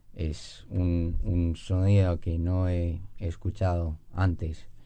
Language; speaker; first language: Spanish; non-native, fluent; English